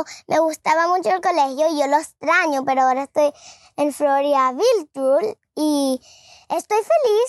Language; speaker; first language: Spanish; early bilingual, heritage; Spanish